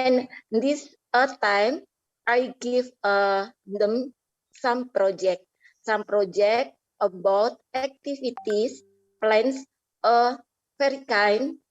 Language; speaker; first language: English; non-native, learner; Indonesian